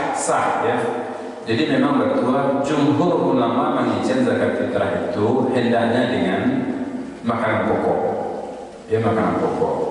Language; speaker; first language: Malay; non-native, local second language; Minangkabau